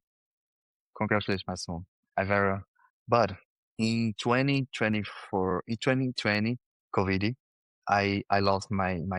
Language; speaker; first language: English; non-native, learner; Portuguese